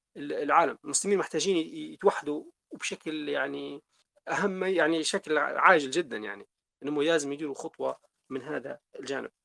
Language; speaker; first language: Arabic; native; Arabic